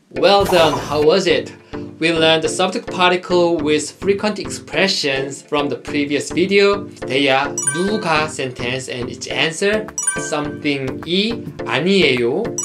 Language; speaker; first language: English; non-native, fluent; Korean